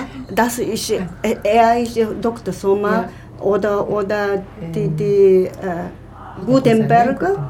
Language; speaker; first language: German; non-native, learner; Japanese